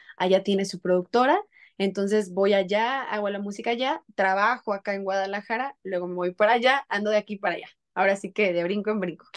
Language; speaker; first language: Spanish; native; Spanish